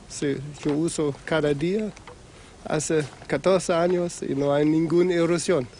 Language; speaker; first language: Spanish; non-native, fluent; German